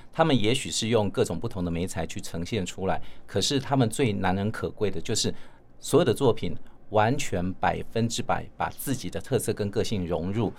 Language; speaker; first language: Chinese; native; Chinese